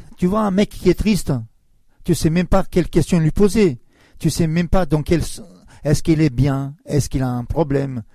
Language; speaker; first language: French; non-native, fluent; Serbian